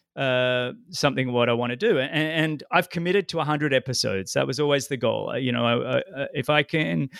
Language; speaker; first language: English; native; English